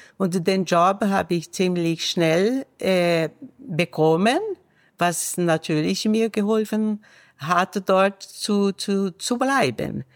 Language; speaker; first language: German; non-native, fluent; Portuguese